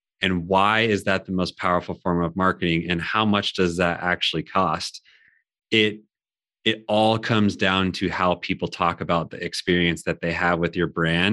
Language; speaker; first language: English; native; English